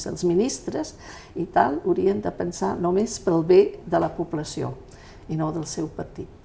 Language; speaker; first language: Catalan; non-native, fluent; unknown